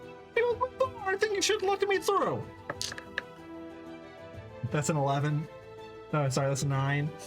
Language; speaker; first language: English; native; English